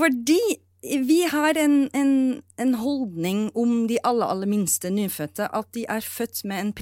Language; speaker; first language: Norwegian; non-native, fluent; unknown